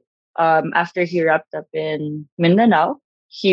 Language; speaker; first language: English; non-native, local second language; Filipino